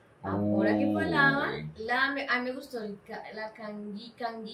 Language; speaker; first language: Portuguese; non-native, learner; Spanish